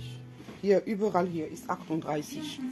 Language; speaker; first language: German; non-native, fluent; French